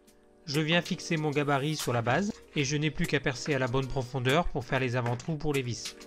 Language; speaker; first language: French; native; French